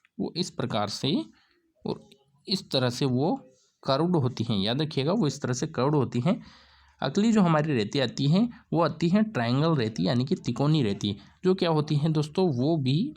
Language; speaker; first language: Hindi; native; Hindi